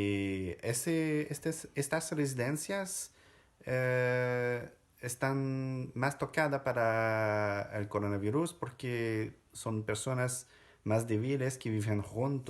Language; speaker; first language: Spanish; non-native, fluent; French